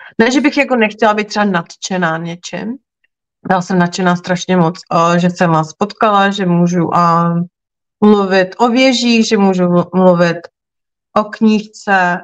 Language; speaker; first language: Czech; native; Czech